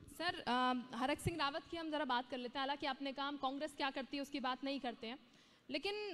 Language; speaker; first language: Hindi; native; Hindi